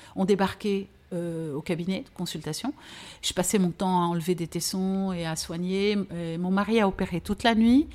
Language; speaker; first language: French; native; French